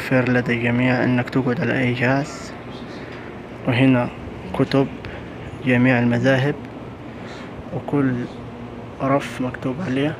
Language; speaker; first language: Arabic; native; Arabic